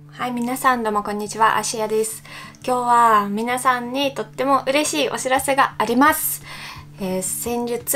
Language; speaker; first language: Japanese; non-native, fluent; Russian